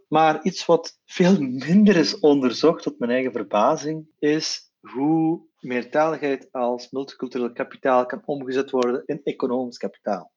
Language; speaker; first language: Dutch; non-native, local second language; Turkish